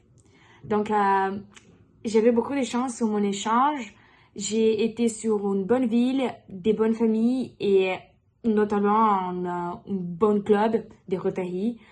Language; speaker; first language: French; non-native, learner; Portuguese